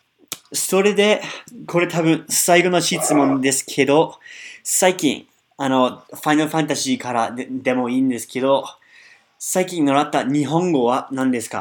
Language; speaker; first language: Japanese; non-native, fluent; English